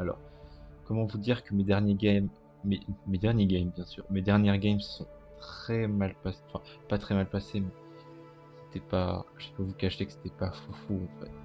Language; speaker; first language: French; native; French